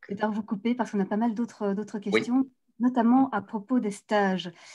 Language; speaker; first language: French; native; French